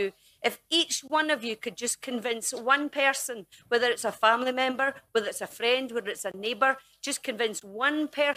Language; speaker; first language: English; native; English